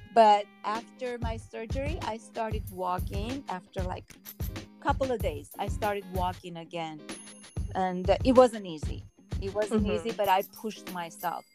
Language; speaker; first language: English; early bilingual, other home language; Armenian